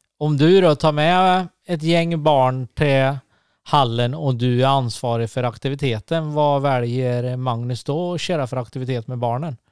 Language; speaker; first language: Swedish; native; Swedish